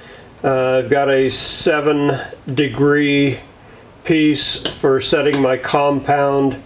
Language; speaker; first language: English; native; English